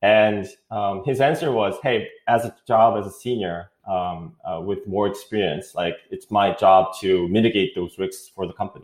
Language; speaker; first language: English; non-native, fluent; Korean